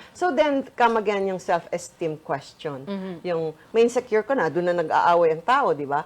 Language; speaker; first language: Filipino; native; Filipino